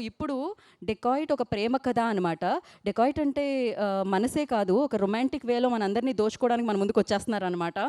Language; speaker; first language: Telugu; native; Telugu